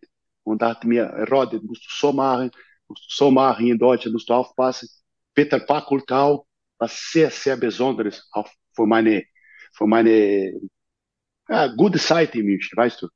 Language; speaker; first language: German; non-native, learner; Portuguese